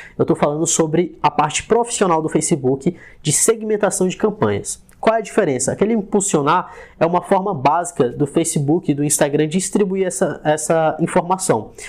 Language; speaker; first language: Portuguese; native; Portuguese